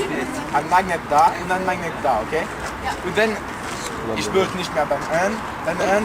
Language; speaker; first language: German; non-native, learner; French